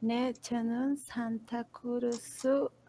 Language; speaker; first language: Korean; non-native, learner; Spanish